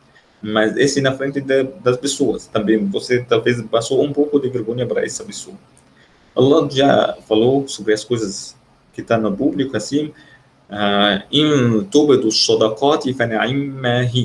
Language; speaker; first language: Portuguese; non-native, fluent; Arabic